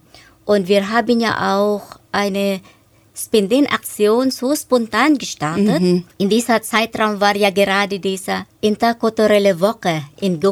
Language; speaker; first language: German; non-native, fluent; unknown